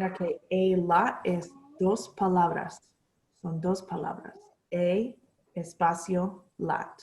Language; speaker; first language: Spanish; non-native, learner; English